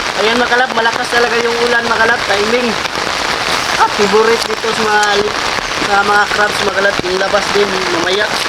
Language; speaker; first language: Filipino; non-native, local second language; Cebuano